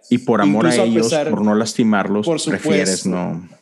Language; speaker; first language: Spanish; native; Spanish